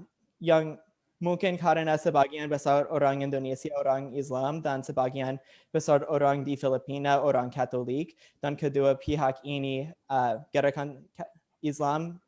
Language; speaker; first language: Indonesian; non-native, learner; English